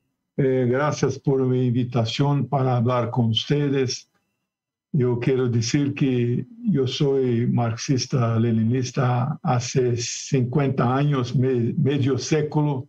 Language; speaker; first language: Spanish; non-native, learner; Portuguese